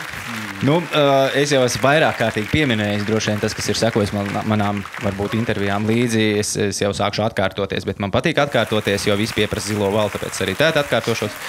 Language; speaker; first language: Latvian; native; Latvian